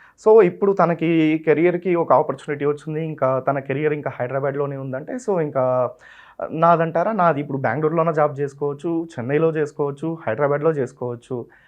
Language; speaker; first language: Telugu; non-native, local second language; Tamil